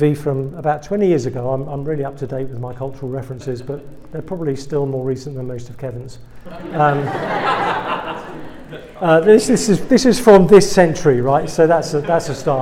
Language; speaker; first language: English; native; English